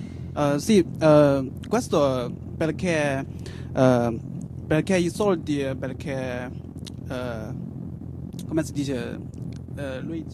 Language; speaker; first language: Italian; non-native, learner; Chinese